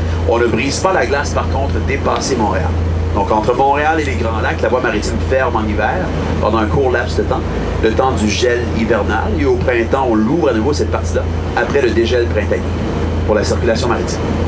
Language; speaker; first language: French; native; French